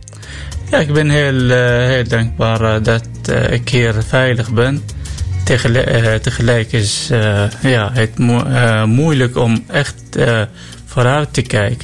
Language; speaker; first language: Dutch; non-native, learner; Arabic